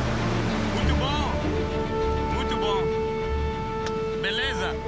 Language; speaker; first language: Portuguese; non-native, learner; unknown